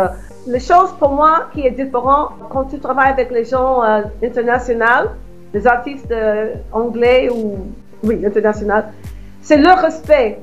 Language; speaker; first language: French; non-native, fluent; English